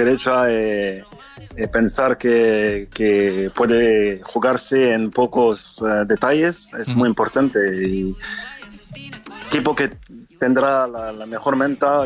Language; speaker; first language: Spanish; non-native, fluent; French